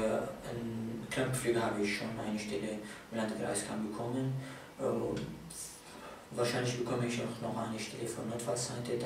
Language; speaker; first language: German; non-native, fluent; Arabic